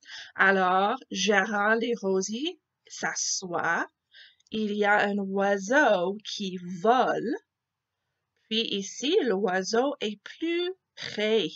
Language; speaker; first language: French; non-native, fluent; English